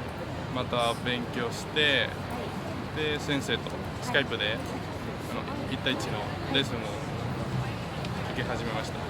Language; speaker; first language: Japanese; non-native, fluent; Spanish